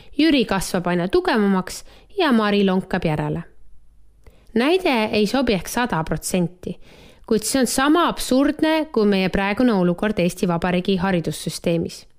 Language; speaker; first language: Estonian; native; Estonian